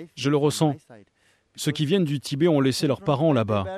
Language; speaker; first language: French; non-native, fluent; Chinese